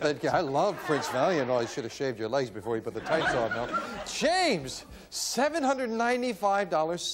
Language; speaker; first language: English; native; English